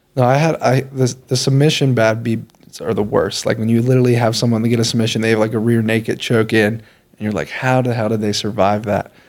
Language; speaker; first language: English; native; English